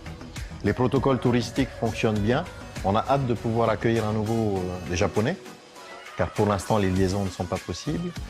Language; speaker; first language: French; native; French